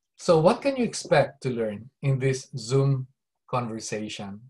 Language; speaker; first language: English; non-native, local second language; Bikol